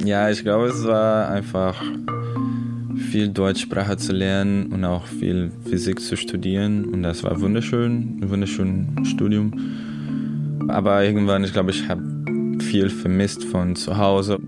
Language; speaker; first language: German; non-native, learner; Portuguese